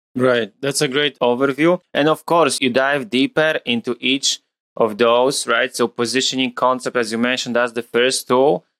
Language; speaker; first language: English; non-native, fluent; Polish